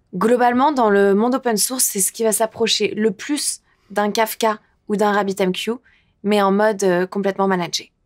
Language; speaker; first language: French; native; French